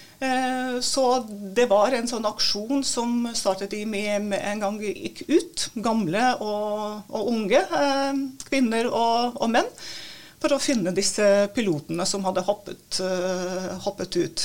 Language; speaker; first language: Norwegian; non-native, fluent; Latvian